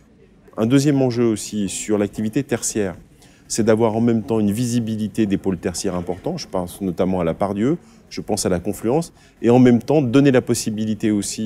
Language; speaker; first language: French; native; French